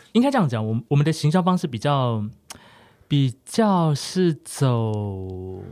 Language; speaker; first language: Chinese; non-native, local second language; Amis